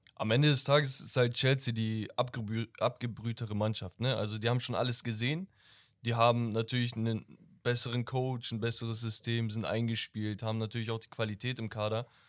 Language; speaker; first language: German; early bilingual, other home language; Turkish